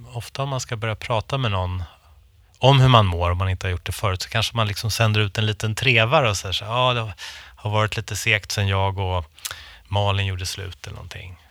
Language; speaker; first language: Swedish; native; Swedish